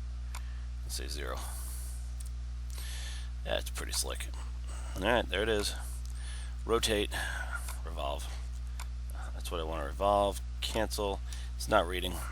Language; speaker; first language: English; native; English